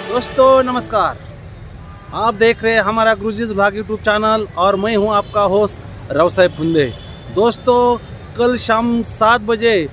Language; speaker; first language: Hindi; non-native, local second language; Marathi